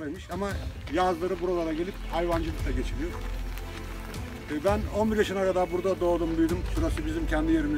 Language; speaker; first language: Turkish; native; Turkish